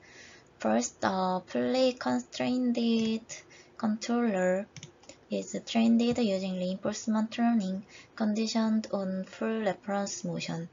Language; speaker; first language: English; non-native, fluent; Korean